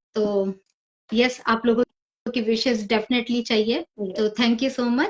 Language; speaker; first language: Hindi; native; Hindi